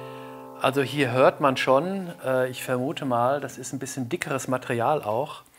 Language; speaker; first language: German; native; German